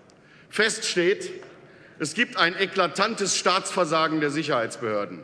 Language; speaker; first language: German; native; German